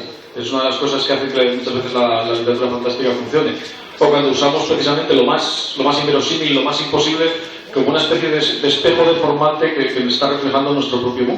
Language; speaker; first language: Spanish; native; Spanish